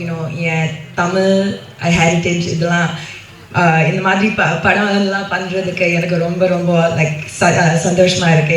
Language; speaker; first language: Tamil; early bilingual, heritage; Tamil